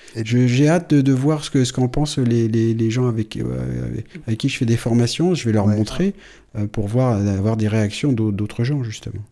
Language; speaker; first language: French; native; French